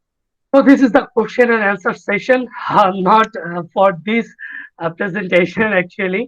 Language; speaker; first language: English; non-native, fluent; Bangla